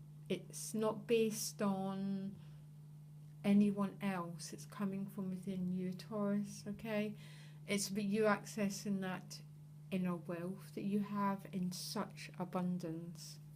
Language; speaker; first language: English; native; English